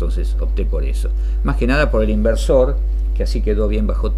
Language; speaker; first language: Spanish; native; Spanish